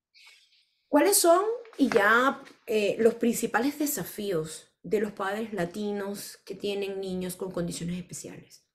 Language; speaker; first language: Spanish; native; Spanish